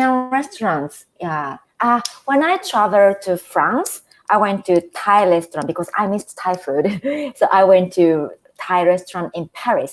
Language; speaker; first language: English; non-native, fluent; Japanese